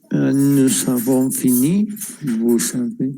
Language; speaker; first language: French; non-native, learner; Spanish